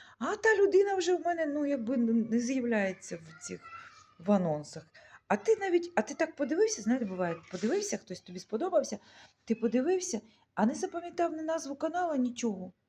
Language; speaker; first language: Ukrainian; non-native, local second language; Russian